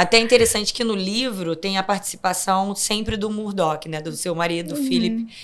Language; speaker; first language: Portuguese; native; Portuguese